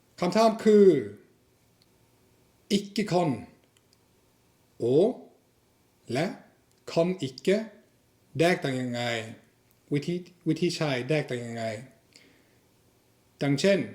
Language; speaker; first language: Thai; non-native, fluent; Norwegian